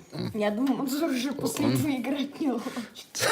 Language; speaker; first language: Russian; non-native, local second language; Chechen